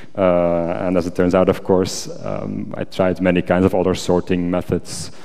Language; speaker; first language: English; non-native, fluent; Dutch